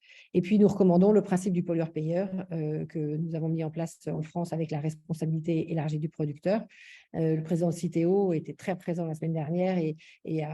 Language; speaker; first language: French; native; French